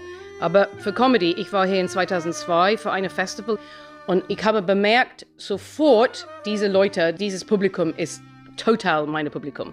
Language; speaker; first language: German; non-native, fluent; English